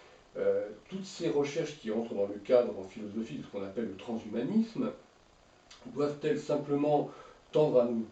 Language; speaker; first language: French; native; French